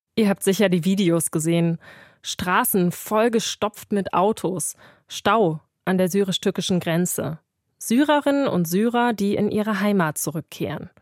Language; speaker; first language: German; native; German